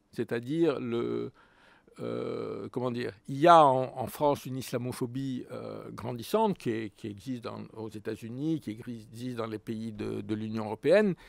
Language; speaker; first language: French; native; French